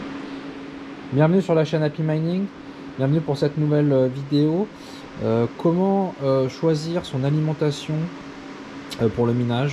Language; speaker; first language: French; native; French